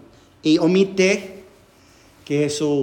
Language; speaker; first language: Spanish; non-native, fluent; English